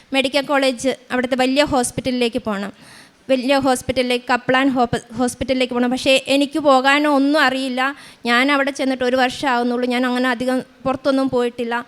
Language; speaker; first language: Malayalam; native; Malayalam